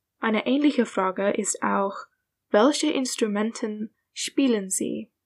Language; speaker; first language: German; non-native, learner; English